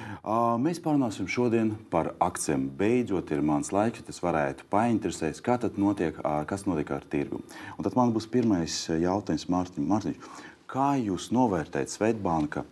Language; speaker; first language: Latvian; non-native, local second language; Russian